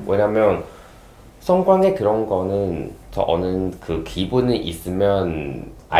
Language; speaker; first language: Korean; non-native, learner; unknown